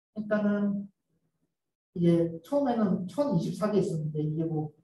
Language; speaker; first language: Korean; native; Korean